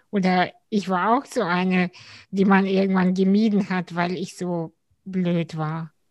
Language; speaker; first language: German; early bilingual, other home language; Russian